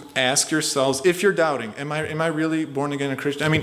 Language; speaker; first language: English; early bilingual, other home language; Romanian